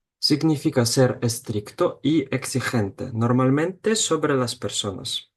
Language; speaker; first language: Spanish; non-native, fluent; Ukrainian